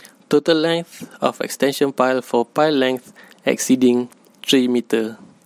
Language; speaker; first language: English; non-native, local second language; Malay